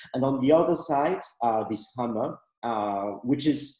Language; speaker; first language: English; non-native, fluent; Malagasy